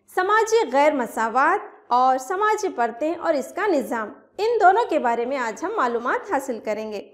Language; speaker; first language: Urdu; native; Urdu